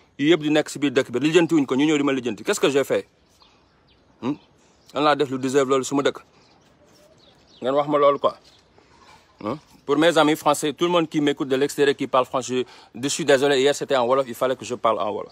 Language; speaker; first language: French; non-native, local second language; Wolof